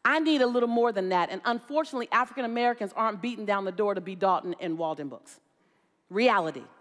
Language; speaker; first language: English; native; English